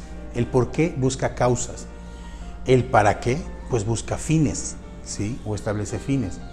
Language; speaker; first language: Spanish; native; Spanish